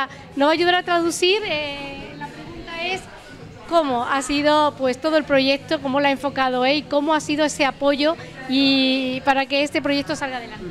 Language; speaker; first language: Spanish; native; Spanish